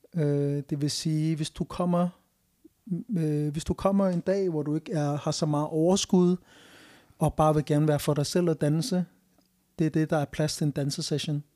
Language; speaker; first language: Danish; early bilingual, other home language; Thai